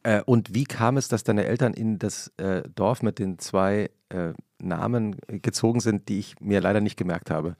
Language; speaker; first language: German; native; German